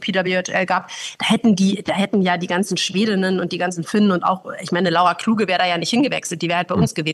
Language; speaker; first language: German; native; German